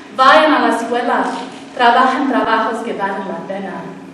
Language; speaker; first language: Spanish; early bilingual, heritage; Spanish